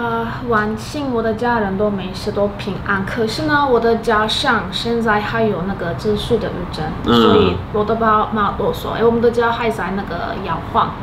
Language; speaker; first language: Chinese; non-native, fluent; Turkish